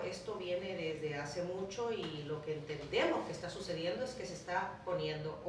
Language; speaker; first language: Spanish; native; Spanish